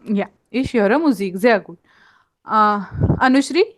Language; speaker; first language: German; non-native, fluent; Hindi